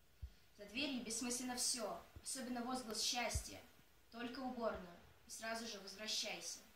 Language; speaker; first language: Russian; native; Russian